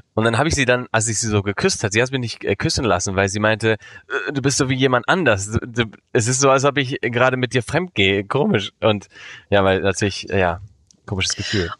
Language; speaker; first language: German; early bilingual, heritage; Spanish